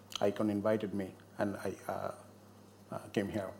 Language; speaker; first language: English; non-native, local second language; Bangla